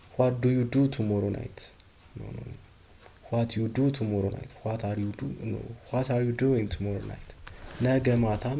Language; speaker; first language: English; non-native, local second language; Amharic